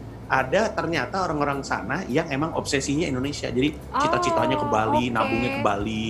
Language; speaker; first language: Indonesian; native; Indonesian